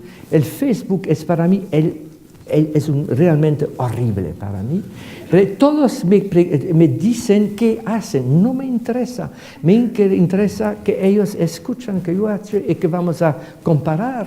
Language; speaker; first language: Spanish; non-native, fluent; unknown